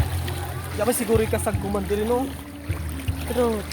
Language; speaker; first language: Filipino; non-native, local second language; Cebuano